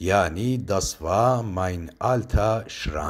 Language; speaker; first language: German; non-native, fluent; Turkish